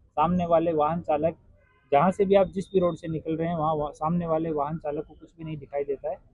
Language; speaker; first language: Hindi; non-native, local second language; Gujarati